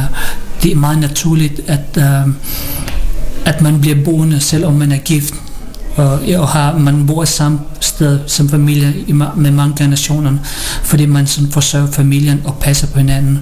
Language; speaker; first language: Danish; early bilingual, other home language; Filipino